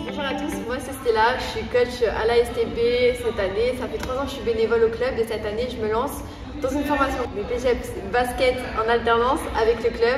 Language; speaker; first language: French; native; French